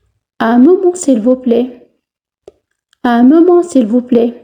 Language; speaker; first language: French; non-native, fluent; Arabic